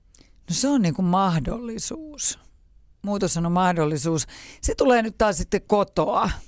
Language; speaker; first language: Finnish; native; Finnish